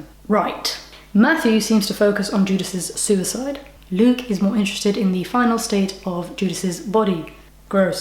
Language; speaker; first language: English; native; English